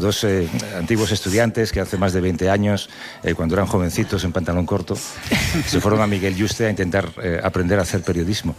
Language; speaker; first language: Spanish; native; Spanish